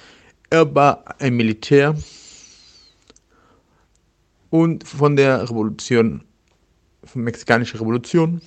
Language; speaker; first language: German; non-native, learner; Spanish